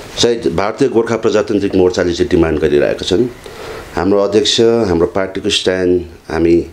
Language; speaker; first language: Nepali; native; Nepali